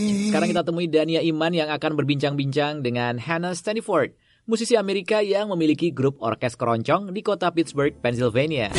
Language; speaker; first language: Indonesian; native; Indonesian